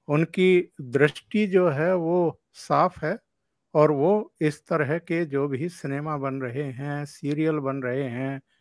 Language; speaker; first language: Hindi; native; Hindi